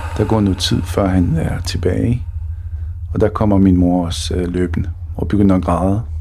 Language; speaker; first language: Danish; early bilingual, other home language; Bosnian